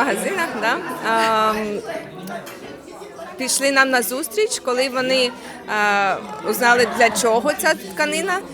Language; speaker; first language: Ukrainian; early bilingual, heritage; Ukrainian